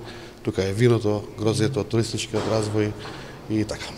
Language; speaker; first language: Macedonian; native; Macedonian